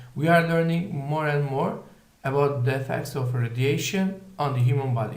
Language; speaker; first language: English; non-native, fluent; Turkish